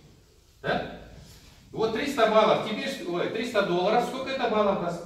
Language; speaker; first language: Russian; non-native, local second language; Kazakh